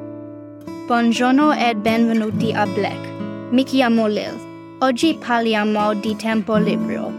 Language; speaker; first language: Italian; non-native, learner; English